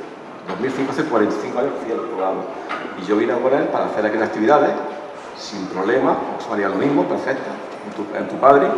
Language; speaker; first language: Spanish; native; Spanish